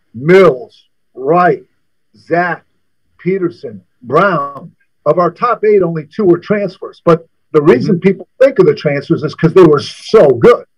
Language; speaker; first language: English; native; English